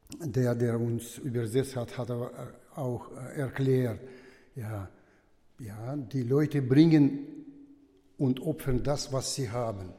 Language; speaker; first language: German; non-native, fluent; Russian